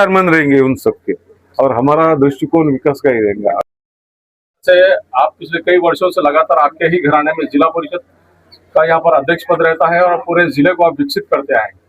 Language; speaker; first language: Hindi; non-native, local second language; Marathi